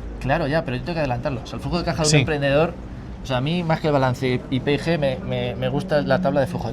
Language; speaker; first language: Spanish; native; Spanish